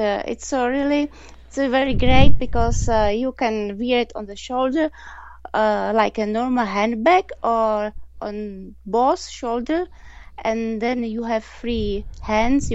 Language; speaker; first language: English; non-native, learner; Czech